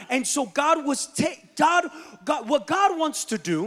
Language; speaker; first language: English; early bilingual, other home language; Spanish